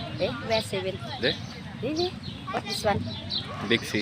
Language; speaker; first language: English; non-native, learner; Thai